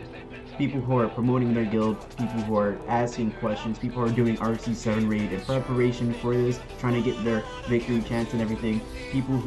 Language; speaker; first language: English; native; English